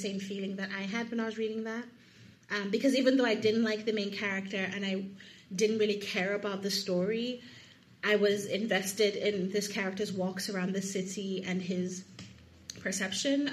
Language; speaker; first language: English; non-native, local second language; Yoruba